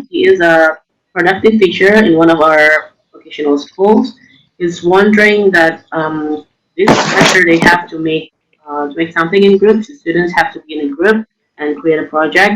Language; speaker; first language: English; non-native, fluent; Indonesian